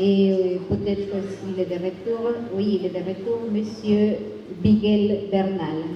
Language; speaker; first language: French; non-native, fluent; Spanish